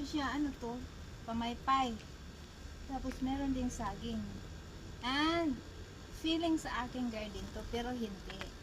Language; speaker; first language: Filipino; non-native, local second language; Cebuano